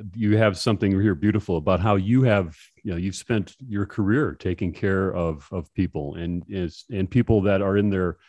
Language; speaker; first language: English; native; English